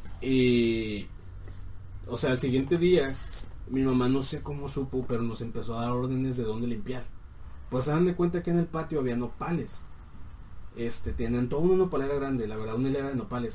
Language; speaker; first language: Spanish; native; Spanish